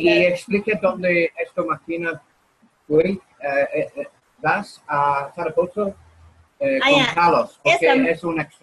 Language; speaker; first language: Spanish; non-native, learner; English